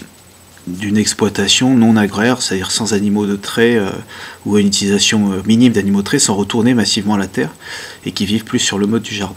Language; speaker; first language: French; native; French